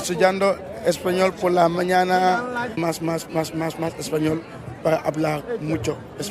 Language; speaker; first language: Spanish; non-native, learner; Wolof